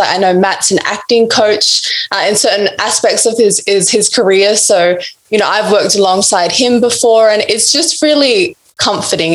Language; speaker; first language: English; native; English